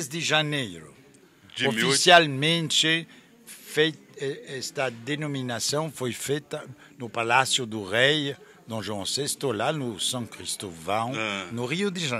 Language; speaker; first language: Portuguese; non-native, fluent; French